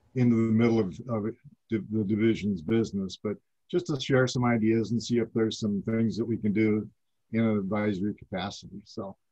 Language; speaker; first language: English; native; English